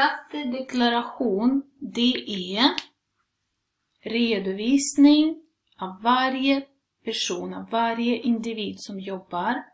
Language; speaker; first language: Swedish; non-native, fluent; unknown